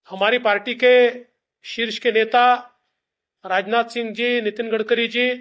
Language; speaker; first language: Hindi; non-native, local second language; Marathi